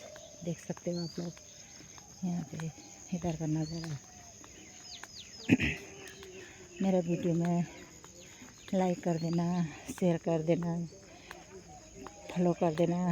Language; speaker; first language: Hindi; non-native, local second language; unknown